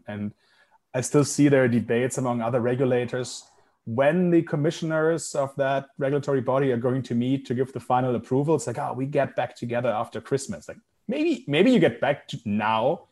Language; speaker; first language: English; non-native, fluent; German